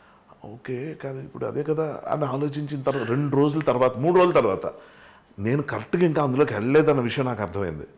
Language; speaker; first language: Telugu; native; Telugu